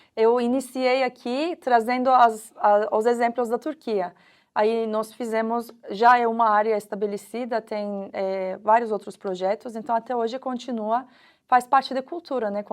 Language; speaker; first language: Portuguese; non-native, fluent; Turkish